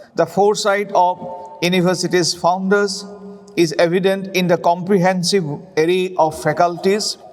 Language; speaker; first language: English; non-native, local second language; Assamese